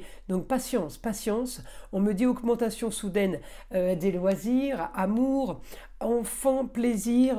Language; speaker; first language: French; native; French